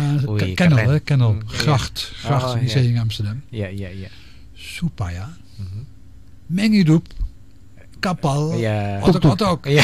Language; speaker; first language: Indonesian; non-native, fluent; Dutch